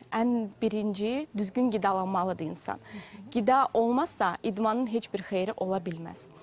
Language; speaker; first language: Azerbaijani; non-native, fluent; Russian